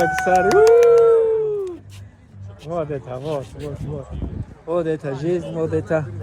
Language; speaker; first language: Russian; non-native, learner; Tajik